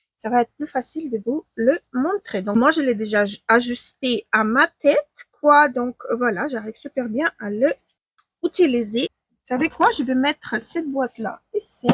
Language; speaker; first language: French; non-native, fluent; Ukrainian